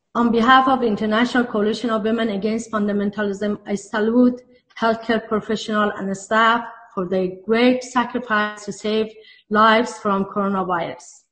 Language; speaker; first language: English; non-native, fluent; Persian